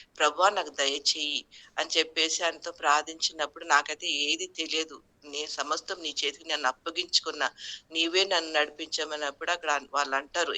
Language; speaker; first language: Telugu; non-native, local second language; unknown